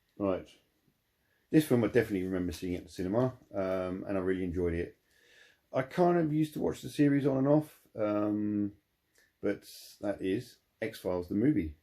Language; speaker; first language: English; native; English